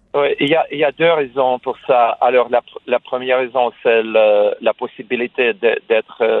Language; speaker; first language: French; non-native, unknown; Russian